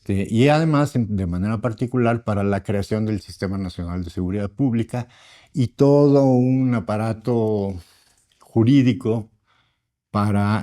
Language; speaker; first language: Spanish; native; Spanish